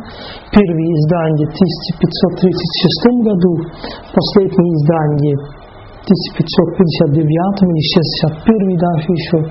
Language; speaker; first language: Russian; non-native, fluent; Dutch